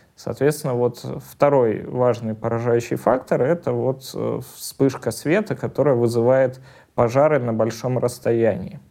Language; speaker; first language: Russian; native; Russian